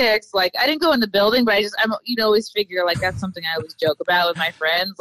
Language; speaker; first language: English; native; English